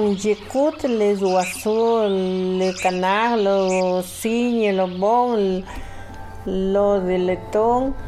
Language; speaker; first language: French; non-native, learner; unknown